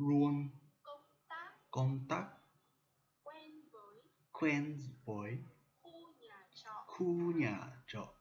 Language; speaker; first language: Vietnamese; non-native, learner; Japanese